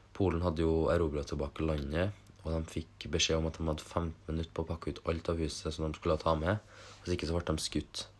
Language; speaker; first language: Norwegian; early bilingual, other home language; German